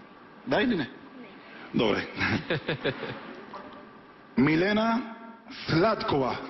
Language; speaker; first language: Bulgarian; non-native, learner; Spanish